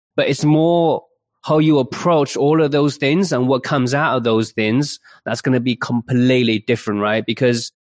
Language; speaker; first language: English; early bilingual, other home language; Chinese